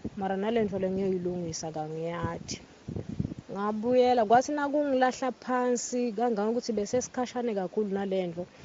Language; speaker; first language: Zulu; non-native, local second language; Swati